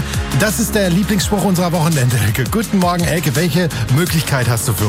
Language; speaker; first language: German; native; German